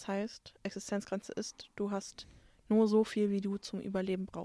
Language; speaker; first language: German; native; German